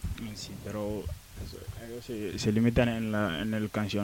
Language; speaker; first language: Spanish; non-native, learner; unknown